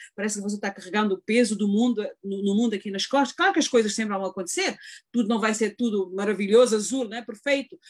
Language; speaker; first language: Portuguese; native; Portuguese